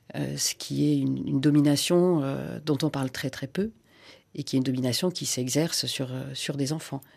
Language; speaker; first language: French; non-native, local second language; Finnish